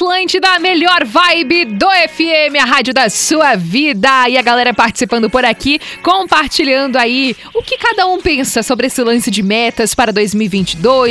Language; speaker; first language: Portuguese; native; Portuguese